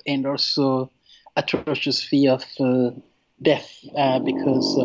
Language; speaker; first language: English; non-native, fluent; Rundi